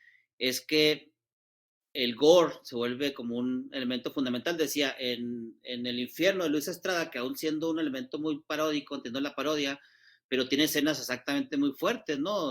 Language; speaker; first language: Spanish; native; Spanish